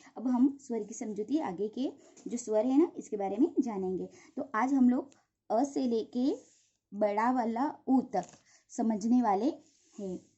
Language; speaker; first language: Hindi; non-native, local second language; Gujarati